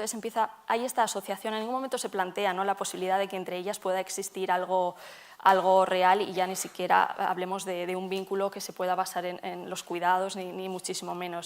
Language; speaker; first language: Spanish; native; Spanish